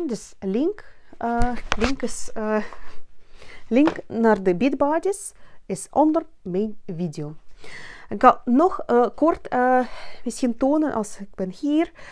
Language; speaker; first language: Dutch; non-native, learner; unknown